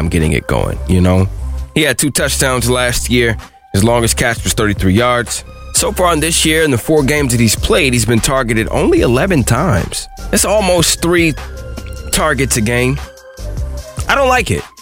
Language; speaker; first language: English; native; English